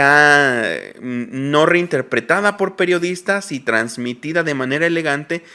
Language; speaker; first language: Spanish; native; Spanish